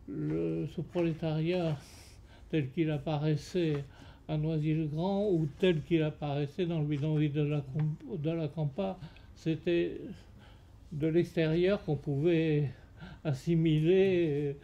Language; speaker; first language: French; native; French